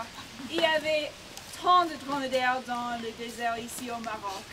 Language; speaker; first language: French; non-native, learner; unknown